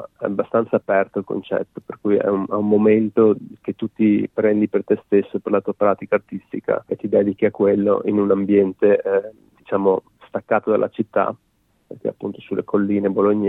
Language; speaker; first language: Italian; native; Italian